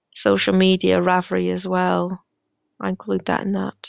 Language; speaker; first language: English; non-native, fluent; Danish